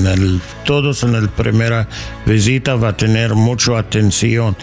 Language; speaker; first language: Spanish; non-native, learner; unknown